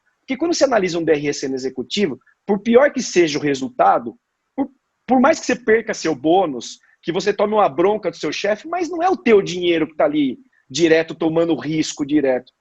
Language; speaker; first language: Portuguese; native; Portuguese